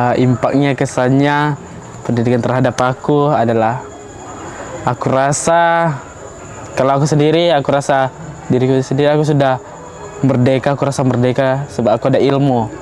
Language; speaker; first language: Malay; early bilingual, other home language; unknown